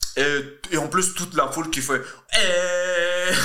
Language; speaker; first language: French; early bilingual, other home language; Russian